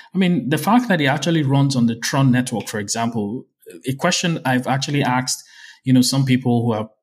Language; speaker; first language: English; non-native, local second language; Yoruba